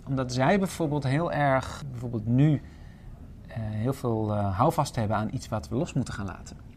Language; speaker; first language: Dutch; native; Dutch